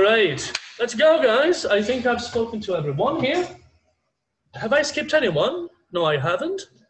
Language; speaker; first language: English; non-native, fluent; Portuguese